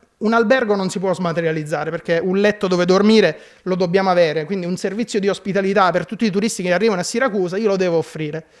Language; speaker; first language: Italian; native; Italian